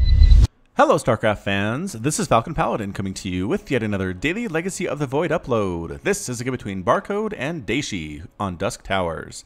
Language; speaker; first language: English; native; English